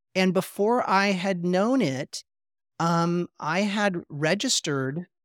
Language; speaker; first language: English; native; English